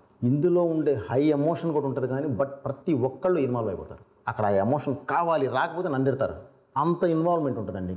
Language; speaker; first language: Telugu; native; Telugu